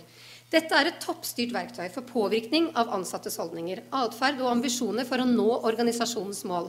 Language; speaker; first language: Norwegian; native; Norwegian